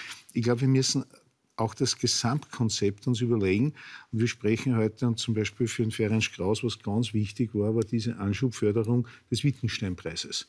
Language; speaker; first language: German; native; German